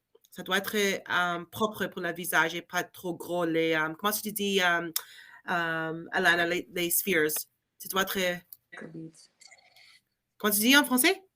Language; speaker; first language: French; non-native, learner; English